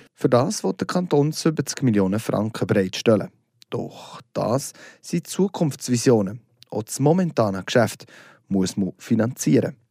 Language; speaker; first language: German; native; German